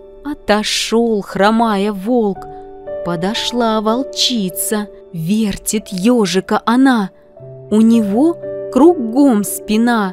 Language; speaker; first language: Russian; native; Russian